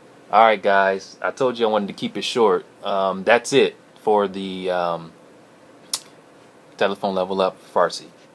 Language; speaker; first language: English; native; English